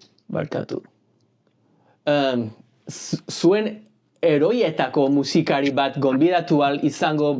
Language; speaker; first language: Basque; non-native, learner; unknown